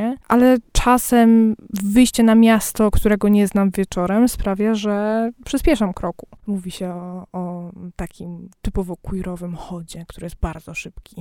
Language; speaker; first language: Polish; native; Polish